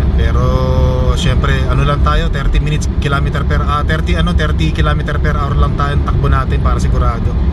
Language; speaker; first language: Filipino; native; Filipino